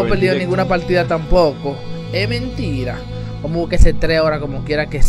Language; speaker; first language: Spanish; native; Spanish